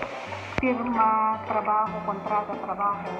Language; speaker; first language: Spanish; non-native, learner; Filipino